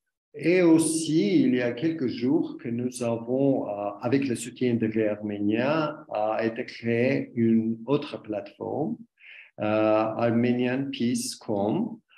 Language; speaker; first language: French; non-native, learner; Armenian